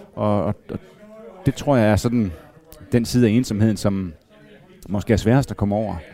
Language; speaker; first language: Danish; native; Danish